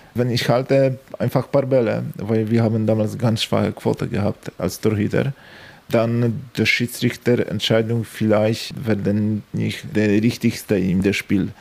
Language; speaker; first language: German; non-native, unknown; Polish